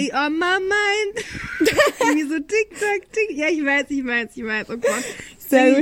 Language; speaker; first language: German; native; German